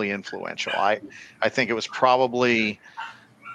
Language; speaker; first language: English; native; English